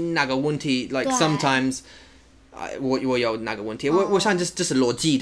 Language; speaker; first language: Chinese; non-native, learner; English